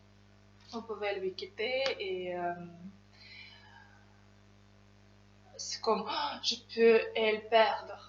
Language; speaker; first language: French; non-native, fluent; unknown